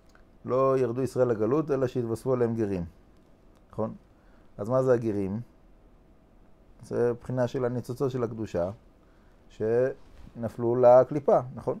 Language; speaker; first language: Hebrew; non-native, fluent; English